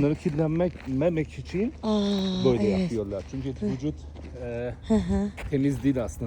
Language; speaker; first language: Turkish; non-native, learner; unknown